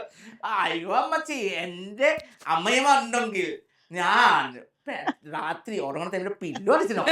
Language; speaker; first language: Malayalam; non-native, fluent; Assamese